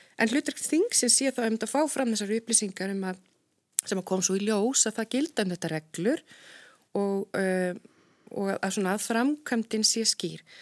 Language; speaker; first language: Icelandic; native; Icelandic